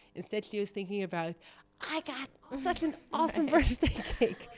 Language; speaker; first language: English; native; English